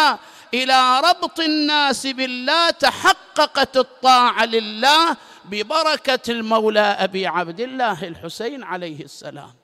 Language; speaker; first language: Arabic; native; Arabic